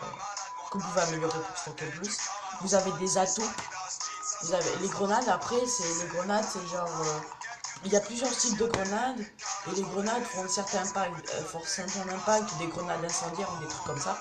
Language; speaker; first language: French; native; French